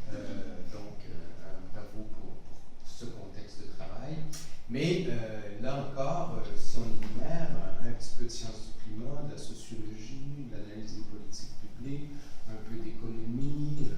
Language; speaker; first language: French; native; French